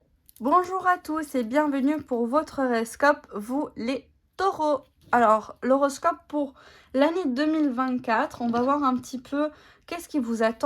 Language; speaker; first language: French; native; French